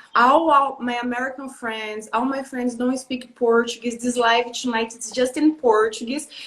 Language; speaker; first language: English; non-native, learner; Portuguese